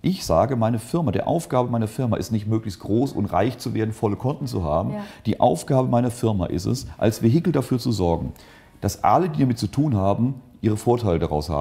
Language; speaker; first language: German; native; German